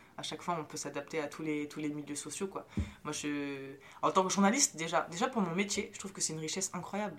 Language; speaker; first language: French; early bilingual, other home language; Arabic